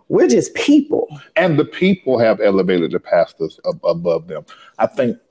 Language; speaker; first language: English; native; English